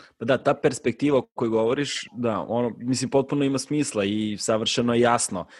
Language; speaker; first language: Serbian; native; Serbian